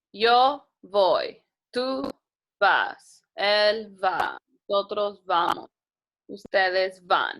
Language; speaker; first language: Spanish; non-native, fluent; English